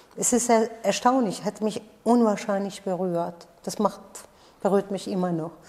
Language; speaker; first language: German; non-native, fluent; Persian